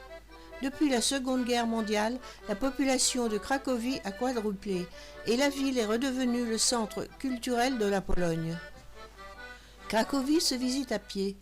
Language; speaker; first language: French; native; French